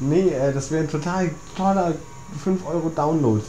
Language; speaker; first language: German; native; German